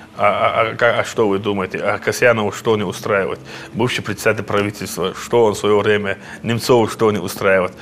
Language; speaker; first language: Russian; non-native, local second language; Chechen